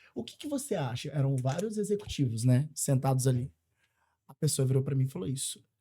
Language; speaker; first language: Portuguese; native; Portuguese